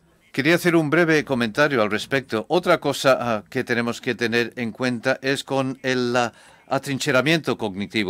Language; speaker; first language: Spanish; non-native, fluent; English